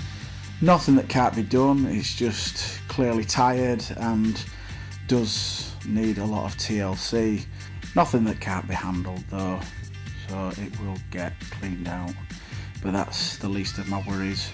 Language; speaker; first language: English; native; English